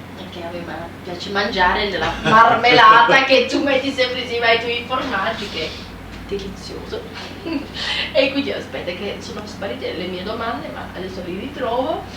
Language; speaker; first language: Italian; non-native, fluent; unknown